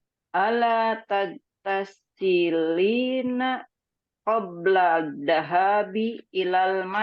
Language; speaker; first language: Arabic; non-native, learner; Indonesian